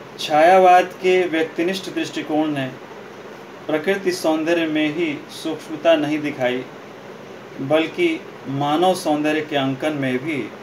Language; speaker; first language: Hindi; native; Hindi